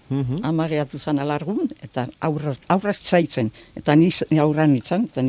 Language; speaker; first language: Basque; native; Basque